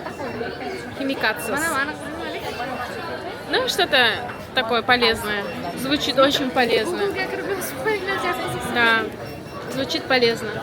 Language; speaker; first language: Russian; non-native, local second language; Uzbek